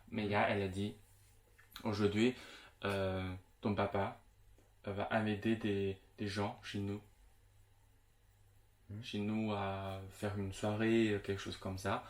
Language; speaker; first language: French; non-native, fluent; Chinese